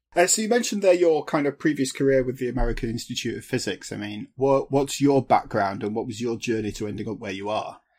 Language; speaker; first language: English; native; English